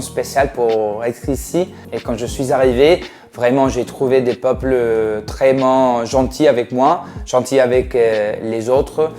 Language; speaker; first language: French; non-native, fluent; Spanish